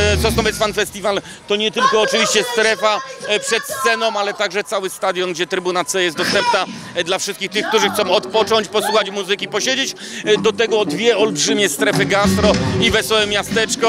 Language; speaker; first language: Polish; native; Polish